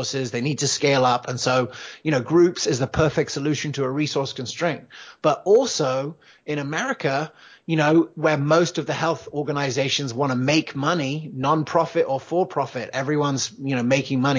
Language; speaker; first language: English; native; English